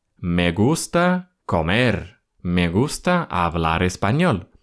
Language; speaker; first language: Spanish; non-native, fluent; Russian